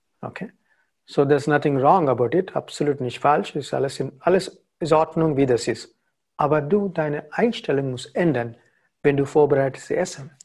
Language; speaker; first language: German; non-native, learner; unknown